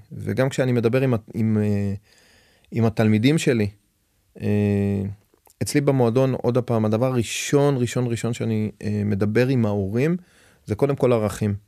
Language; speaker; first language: Hebrew; native; Hebrew